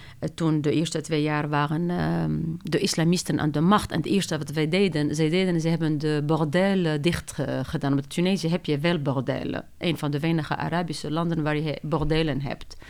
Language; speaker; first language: Dutch; non-native, fluent; Arabic